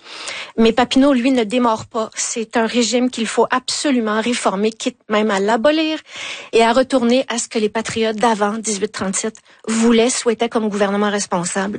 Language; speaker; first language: French; native; French